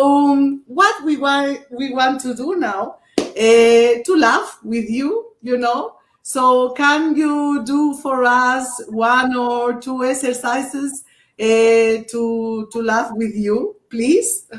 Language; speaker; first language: English; non-native, learner; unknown